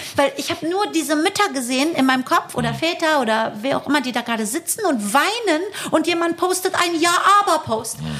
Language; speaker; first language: German; early bilingual, other home language; Persian